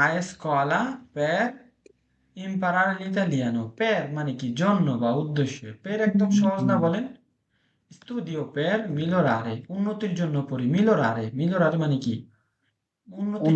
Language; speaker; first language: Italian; non-native, learner; Bangla